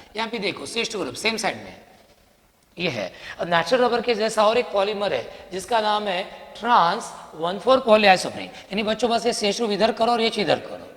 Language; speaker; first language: Hindi; non-native, local second language; Marathi